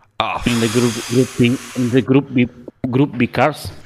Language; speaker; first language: English; non-native, learner; Portuguese